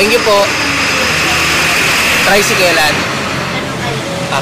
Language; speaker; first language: Filipino; native; Filipino